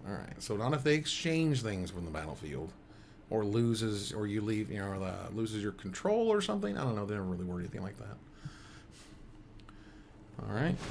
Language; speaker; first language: English; native; English